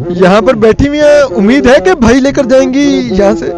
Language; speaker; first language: Urdu; native; Urdu